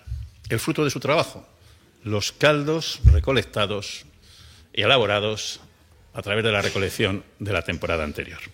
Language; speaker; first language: Spanish; native; Spanish